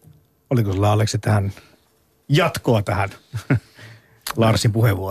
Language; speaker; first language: Finnish; native; Finnish